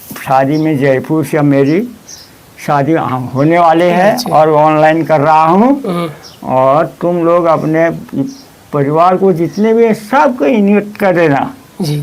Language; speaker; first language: Hindi; non-native, local second language; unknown